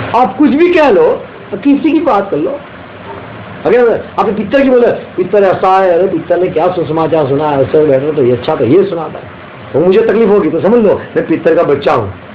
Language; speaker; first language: Hindi; non-native, local second language; Gujarati